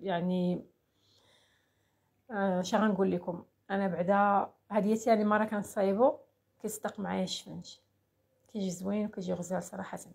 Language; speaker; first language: Arabic; native; Arabic